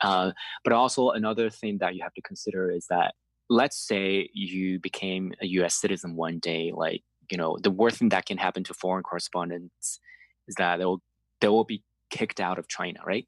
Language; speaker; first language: English; non-native, fluent; Chinese